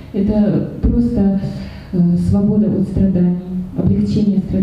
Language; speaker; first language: Russian; native; Russian